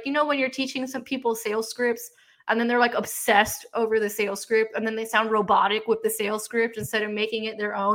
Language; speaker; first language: English; native; English